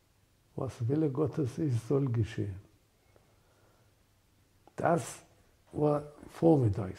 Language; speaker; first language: German; non-native, fluent; Persian